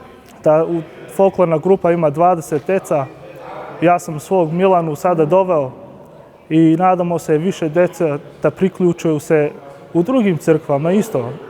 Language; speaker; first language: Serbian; early bilingual, heritage; Serbian